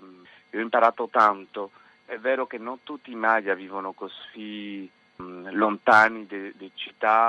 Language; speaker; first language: Italian; non-native, fluent; Spanish